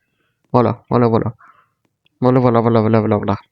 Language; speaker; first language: French; native; French